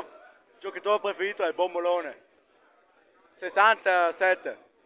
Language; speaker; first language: Italian; non-native, local second language; German